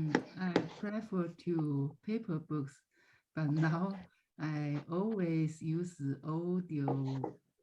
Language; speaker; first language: English; non-native, learner; Chinese